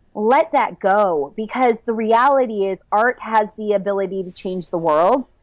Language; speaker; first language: English; native; English